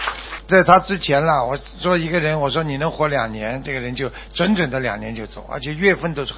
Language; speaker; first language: Chinese; native; Chinese